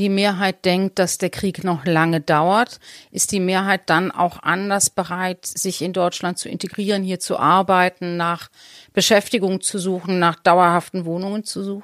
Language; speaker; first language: German; native; German